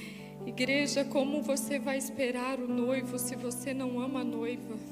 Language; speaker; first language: Portuguese; native; Portuguese